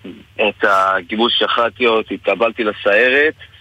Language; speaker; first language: Hebrew; non-native, fluent; English